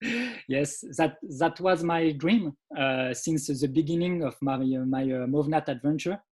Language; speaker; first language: English; non-native, learner; French